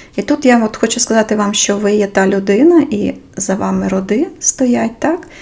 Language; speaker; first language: Ukrainian; non-native, local second language; Russian